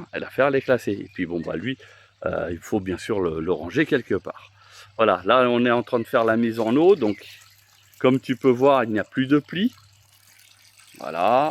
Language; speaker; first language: French; native; French